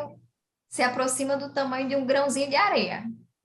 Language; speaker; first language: Portuguese; native; Portuguese